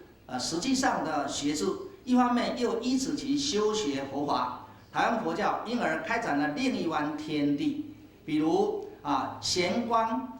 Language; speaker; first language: Chinese; native; Chinese